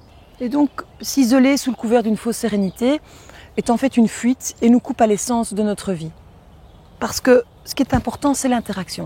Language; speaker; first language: French; native; French